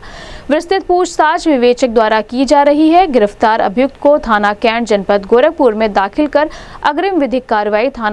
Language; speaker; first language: Hindi; native; Hindi